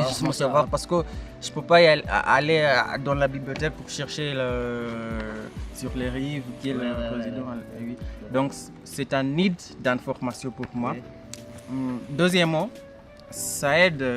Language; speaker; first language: French; non-native, learner; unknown